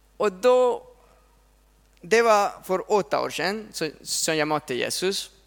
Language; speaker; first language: Swedish; non-native, fluent; Spanish